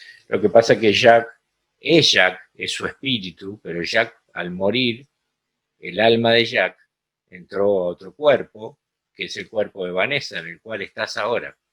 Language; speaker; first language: Spanish; native; Spanish